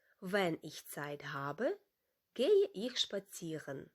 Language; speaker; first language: German; non-native, fluent; Ukrainian